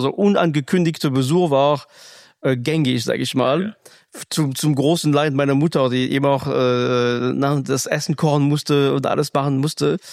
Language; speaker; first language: German; non-native, fluent; French